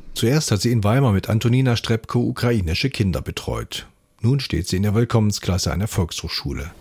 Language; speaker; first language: German; native; German